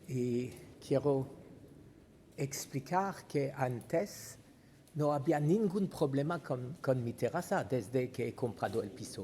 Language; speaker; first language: Spanish; non-native, learner; French